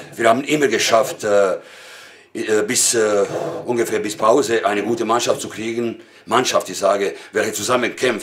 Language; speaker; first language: German; non-native, learner; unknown